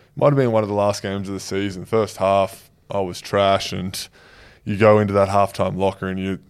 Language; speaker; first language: English; native; English